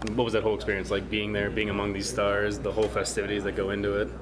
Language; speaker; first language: English; native; English